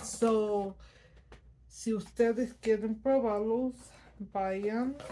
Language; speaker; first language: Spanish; early bilingual, heritage; Spanish